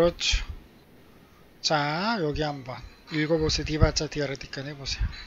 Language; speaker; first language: Korean; native; Korean